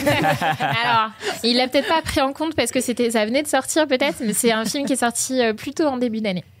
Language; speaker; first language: French; native; French